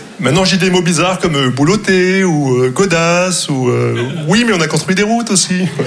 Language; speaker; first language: French; non-native, local second language; Arabic